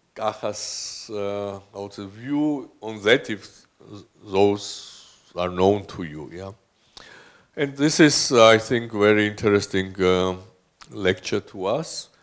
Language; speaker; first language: English; non-native, fluent; Georgian